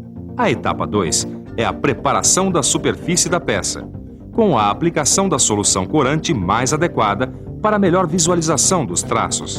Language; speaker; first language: Portuguese; native; Portuguese